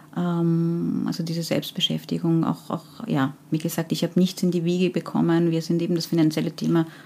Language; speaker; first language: German; early bilingual, other home language; Persian